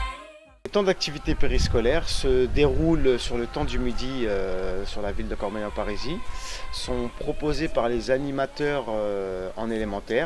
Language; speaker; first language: French; native; French